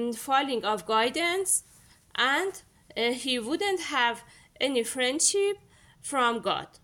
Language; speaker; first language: English; non-native, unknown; Persian